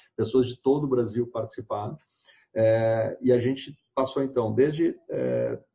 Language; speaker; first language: Portuguese; native; Portuguese